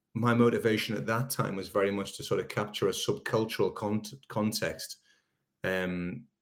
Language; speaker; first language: English; native; English